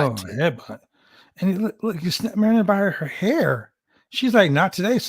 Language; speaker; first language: English; native; English